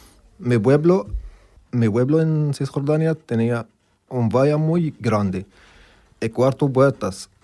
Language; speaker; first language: Spanish; non-native, learner; Arabic